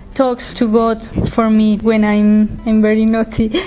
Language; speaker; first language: English; non-native, fluent; Spanish